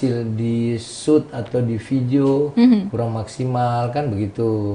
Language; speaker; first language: Indonesian; native; Indonesian